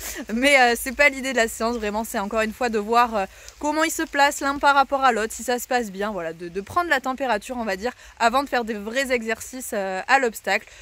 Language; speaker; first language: French; native; French